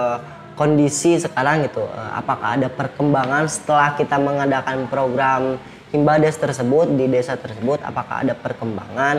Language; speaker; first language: Indonesian; native; Indonesian